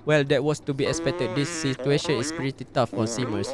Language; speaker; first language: English; non-native, local second language; Malay